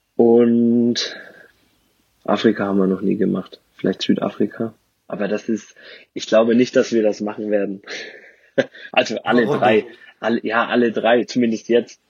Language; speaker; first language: German; native; German